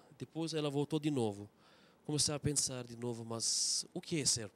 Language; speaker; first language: Portuguese; non-native, fluent; Arabic